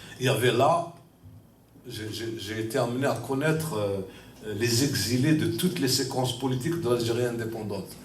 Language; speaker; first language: French; non-native, local second language; Kabyle